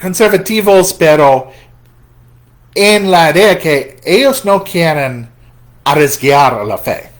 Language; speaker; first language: Spanish; non-native, fluent; English